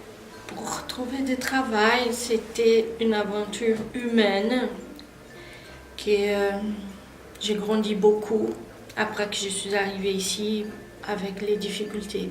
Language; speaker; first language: French; non-native, fluent; Portuguese